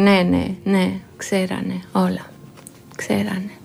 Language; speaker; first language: Greek; non-native, fluent; Georgian